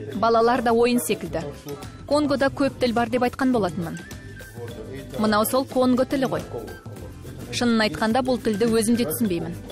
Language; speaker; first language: Kazakh; non-native, local second language; Russian